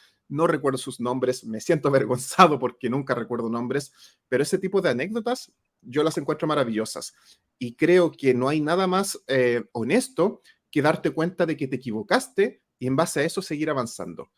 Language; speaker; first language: Spanish; native; Spanish